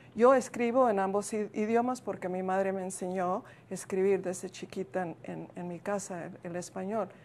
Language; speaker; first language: Spanish; early bilingual, heritage; Spanish